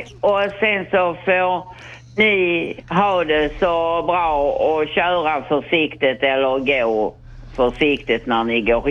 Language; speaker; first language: Swedish; native; Swedish